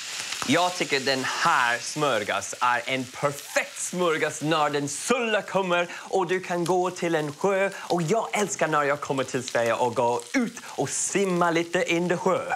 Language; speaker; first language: Swedish; non-native, learner; English